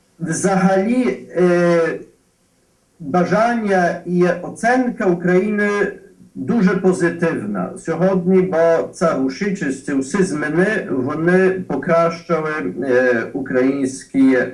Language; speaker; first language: Ukrainian; non-native, fluent; Polish